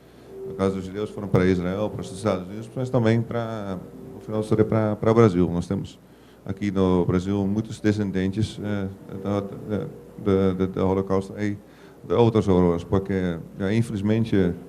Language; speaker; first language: Portuguese; non-native, fluent; Dutch